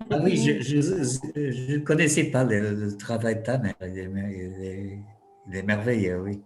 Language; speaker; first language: French; non-native, fluent; Portuguese